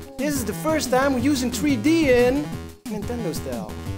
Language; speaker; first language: English; non-native, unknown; Dutch